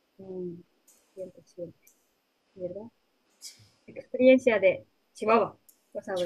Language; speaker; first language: Spanish; non-native, learner; Japanese